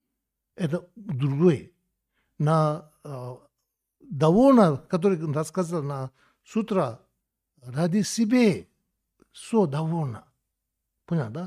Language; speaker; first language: Russian; non-native, learner; Tibetan